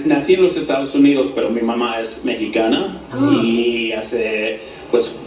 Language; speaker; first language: Spanish; early bilingual, heritage; Spanish